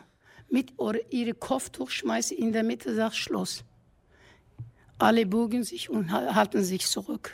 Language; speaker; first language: German; non-native, fluent; Kurdish